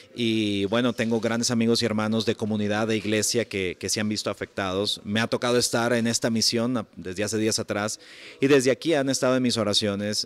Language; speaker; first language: Spanish; native; Spanish